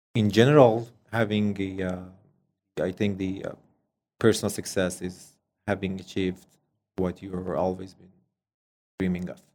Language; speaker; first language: English; non-native, fluent; Persian